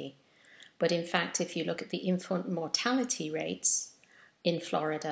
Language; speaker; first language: English; native; English